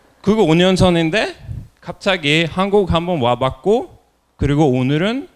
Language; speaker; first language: Korean; non-native, fluent; Norwegian